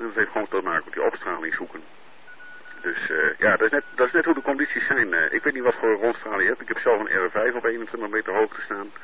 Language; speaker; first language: Dutch; native; Dutch